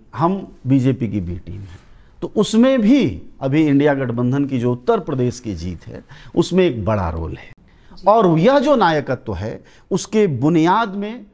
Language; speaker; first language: Hindi; native; Hindi